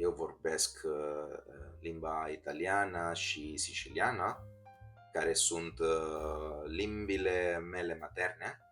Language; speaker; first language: Romanian; non-native, learner; Italian